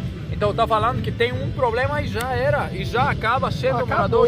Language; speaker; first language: Portuguese; non-native, fluent; Greek